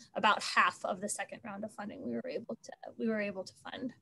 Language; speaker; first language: English; native; English